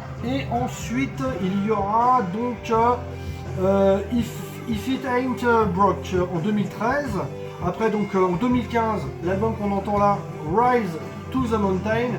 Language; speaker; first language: French; native; French